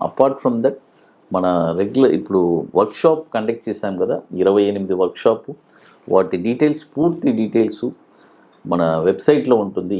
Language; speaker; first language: Telugu; native; Telugu